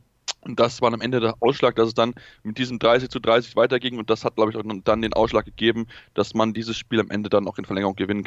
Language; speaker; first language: German; native; German